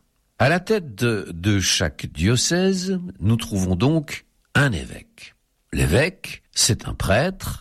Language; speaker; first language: French; native; French